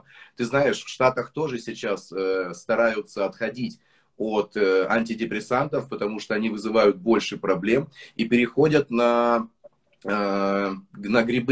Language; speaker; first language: Russian; native; Russian